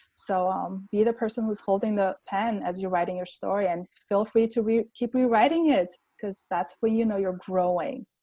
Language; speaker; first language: English; non-native, fluent; Armenian